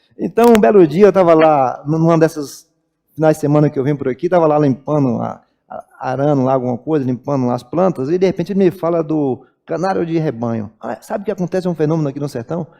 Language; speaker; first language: Portuguese; native; Portuguese